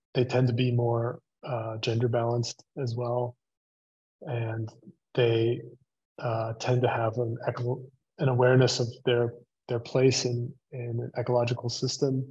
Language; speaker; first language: English; native; English